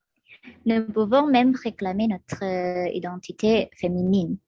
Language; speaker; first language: French; non-native, fluent; Indonesian